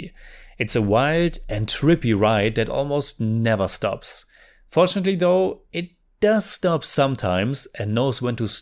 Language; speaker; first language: English; non-native, fluent; German